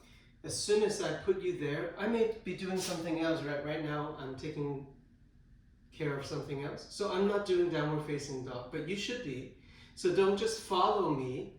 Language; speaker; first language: English; native; English